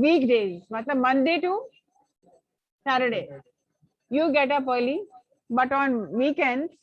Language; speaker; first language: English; non-native, fluent; Hindi